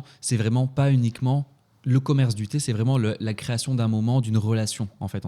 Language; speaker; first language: French; native; French